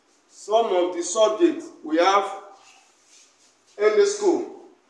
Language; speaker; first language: English; non-native, local second language; Yoruba